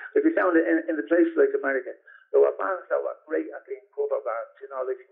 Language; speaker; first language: English; native; English